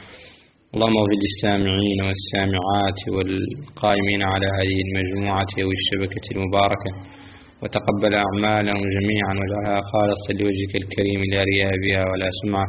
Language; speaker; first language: Arabic; native; Arabic